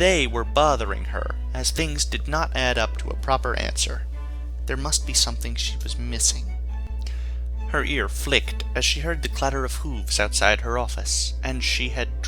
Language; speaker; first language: English; native; English